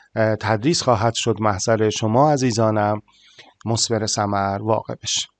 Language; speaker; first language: Persian; native; Persian